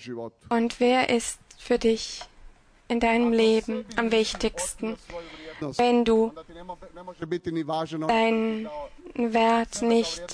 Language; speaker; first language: German; non-native, fluent; Croatian